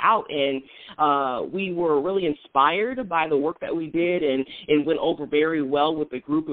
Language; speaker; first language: English; native; English